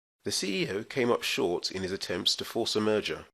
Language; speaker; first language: English; native; English